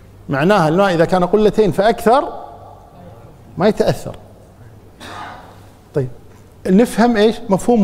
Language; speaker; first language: Arabic; native; Arabic